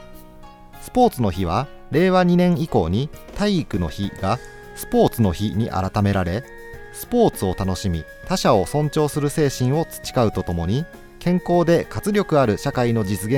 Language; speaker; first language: Japanese; native; Japanese